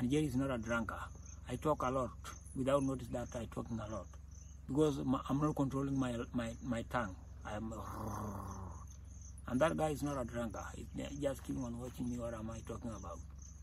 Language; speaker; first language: English; non-native, local second language; Masai